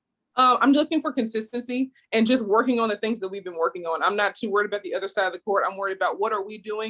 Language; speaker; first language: English; native; English